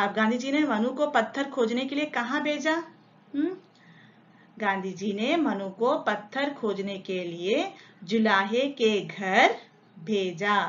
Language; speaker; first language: Hindi; non-native, local second language; Telugu